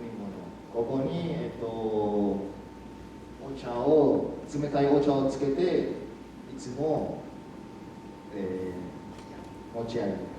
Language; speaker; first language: Japanese; early bilingual, heritage; Spanish